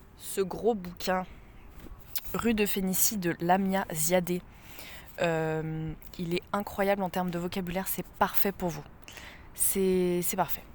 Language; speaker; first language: French; native; French